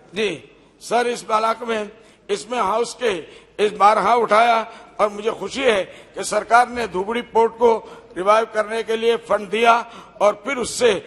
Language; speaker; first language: Hindi; non-native, local second language; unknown